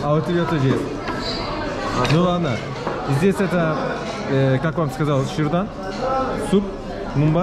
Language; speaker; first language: Russian; non-native, learner; Turkish